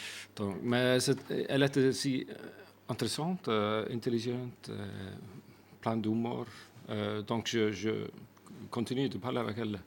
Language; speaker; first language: French; non-native, fluent; Icelandic